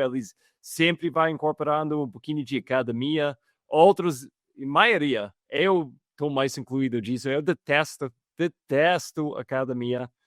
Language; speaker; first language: Portuguese; non-native, fluent; English